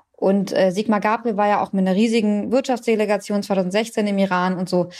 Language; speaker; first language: German; early bilingual, other home language; Persian